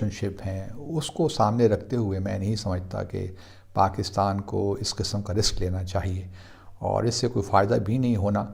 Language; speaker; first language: Urdu; native; Urdu